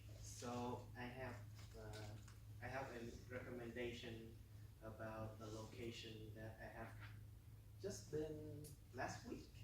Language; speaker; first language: English; non-native, learner; Vietnamese